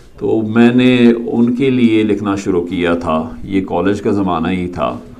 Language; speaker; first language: Urdu; non-native, local second language; Kashmiri